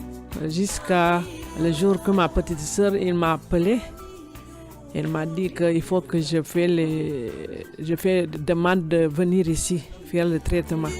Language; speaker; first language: French; non-native, learner; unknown